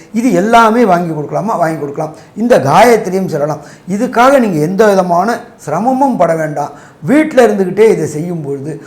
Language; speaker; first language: Tamil; native; Tamil